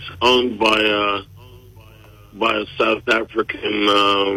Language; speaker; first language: English; native; English